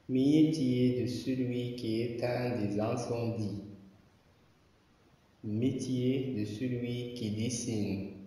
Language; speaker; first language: French; non-native, local second language; Arabic